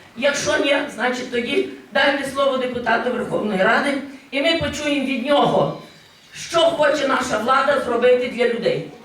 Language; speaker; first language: Ukrainian; native; Ukrainian